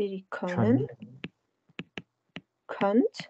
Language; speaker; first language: German; non-native, fluent; Azerbaijani